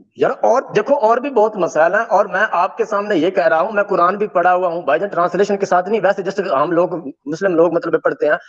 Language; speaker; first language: Urdu; non-native, local second language; Baluchi